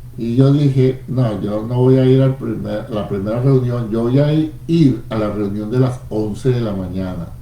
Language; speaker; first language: Spanish; native; Spanish